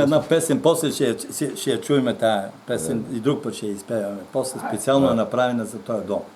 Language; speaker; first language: Bulgarian; native; Bulgarian